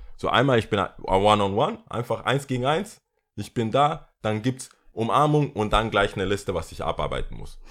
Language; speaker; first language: German; early bilingual, other home language; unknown